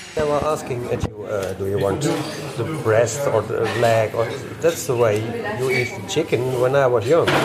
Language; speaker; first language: English; non-native, learner; Dutch